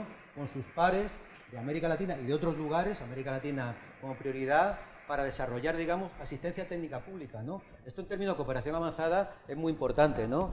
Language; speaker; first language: Spanish; native; Spanish